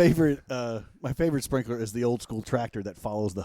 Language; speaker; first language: English; native; English